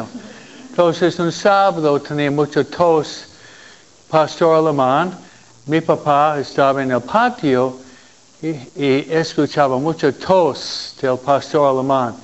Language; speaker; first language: Spanish; non-native, fluent; English